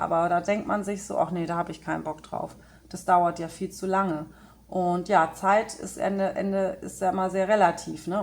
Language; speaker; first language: German; native; German